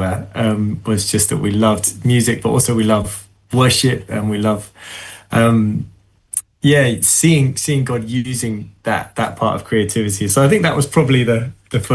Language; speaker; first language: English; native; English